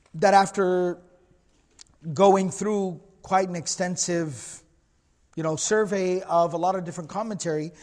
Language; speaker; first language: English; native; English